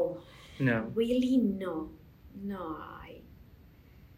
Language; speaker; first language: English; non-native, learner; Spanish